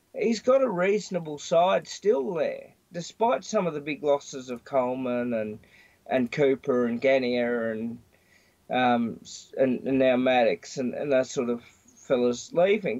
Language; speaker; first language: English; native; English